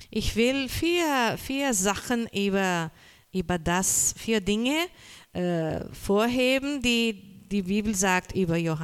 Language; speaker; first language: German; non-native, learner; Portuguese